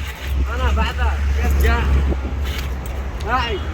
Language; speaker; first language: Arabic; native; Arabic